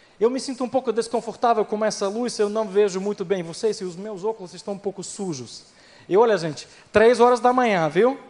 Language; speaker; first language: Portuguese; non-native, fluent; Ukrainian